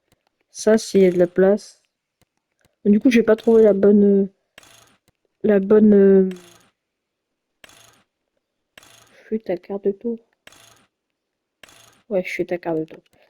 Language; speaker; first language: French; native; French